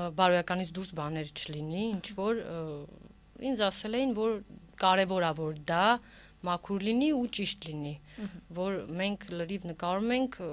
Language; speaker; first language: Armenian; early bilingual, heritage; Armenian